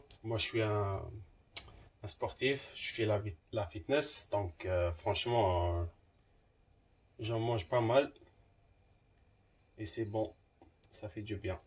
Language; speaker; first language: French; non-native, local second language; Arabic